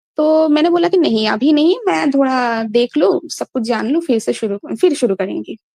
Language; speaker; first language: Hindi; non-native, local second language; Bangla